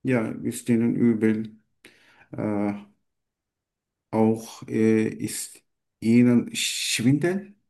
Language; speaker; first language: German; non-native, learner; Turkish